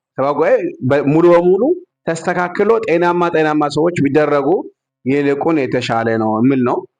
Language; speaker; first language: Amharic; non-native, local second language; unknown